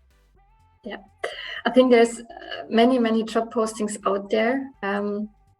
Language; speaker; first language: English; non-native, fluent; German